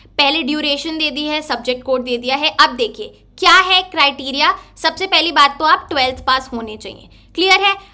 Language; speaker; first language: Hindi; native; Hindi